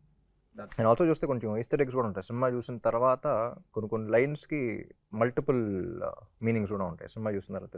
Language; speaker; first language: Telugu; native; Telugu